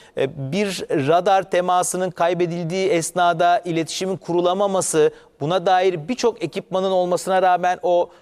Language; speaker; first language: Turkish; native; Turkish